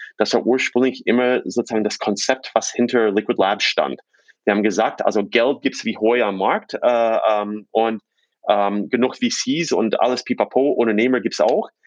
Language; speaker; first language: German; non-native, fluent; English